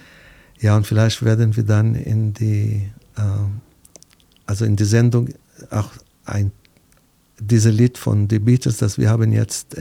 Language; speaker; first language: German; non-native, fluent; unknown